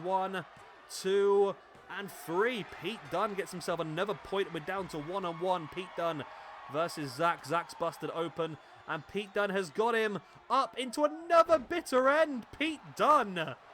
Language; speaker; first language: English; native; English